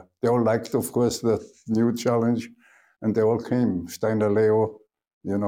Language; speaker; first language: English; non-native, fluent; German